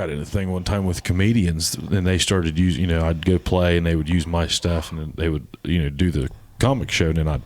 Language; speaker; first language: English; native; English